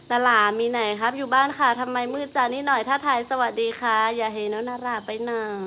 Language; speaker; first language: Thai; non-native, local second language; Lahu